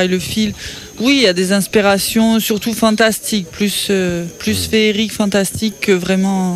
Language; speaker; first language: French; native; French